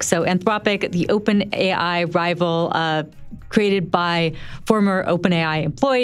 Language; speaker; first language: English; native; English